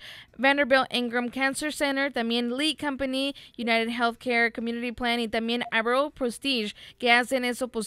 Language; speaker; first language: Spanish; native; Spanish